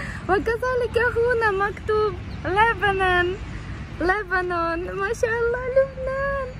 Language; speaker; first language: Arabic; non-native, fluent; Ukrainian